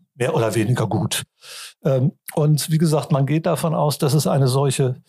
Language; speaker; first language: German; native; German